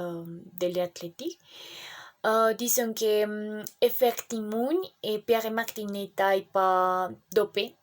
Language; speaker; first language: French; non-native, learner; Spanish